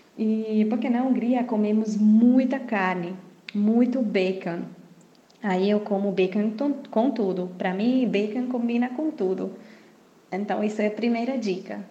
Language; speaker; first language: Portuguese; non-native, fluent; Hungarian